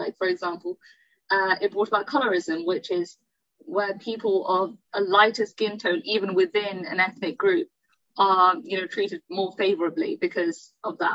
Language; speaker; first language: English; native; English